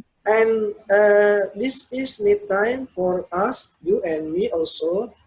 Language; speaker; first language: English; non-native, learner; Indonesian